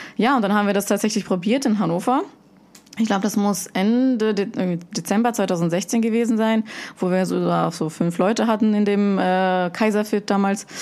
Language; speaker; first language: German; early bilingual, other home language; Russian